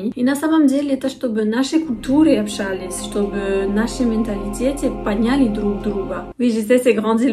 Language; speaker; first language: Russian; non-native, fluent; French